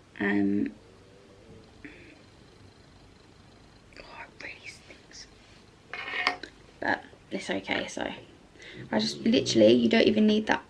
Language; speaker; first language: English; native; English